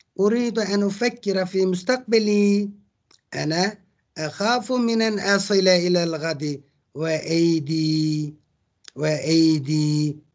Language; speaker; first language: Arabic; non-native, fluent; Turkish